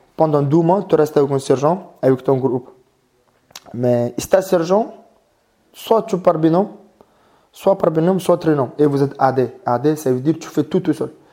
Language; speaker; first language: French; non-native, learner; Mongolian